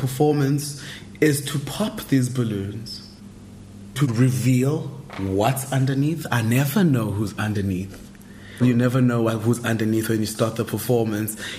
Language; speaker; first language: English; non-native, local second language; Xhosa